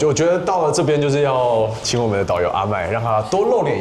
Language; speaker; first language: Chinese; native; Chinese